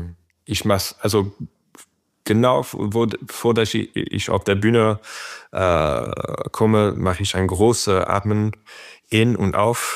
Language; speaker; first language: German; non-native, fluent; French